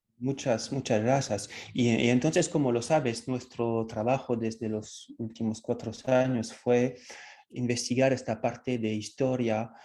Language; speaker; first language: Spanish; non-native, fluent; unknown